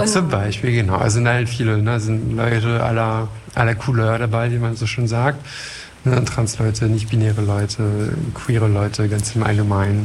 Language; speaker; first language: German; non-native, fluent; French